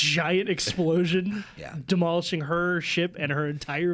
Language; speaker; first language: English; native; English